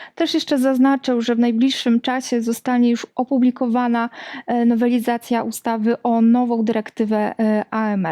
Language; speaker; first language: Polish; native; Polish